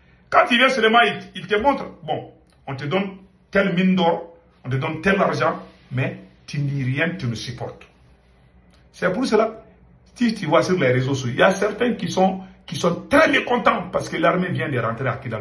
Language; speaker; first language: French; non-native, local second language; Bambara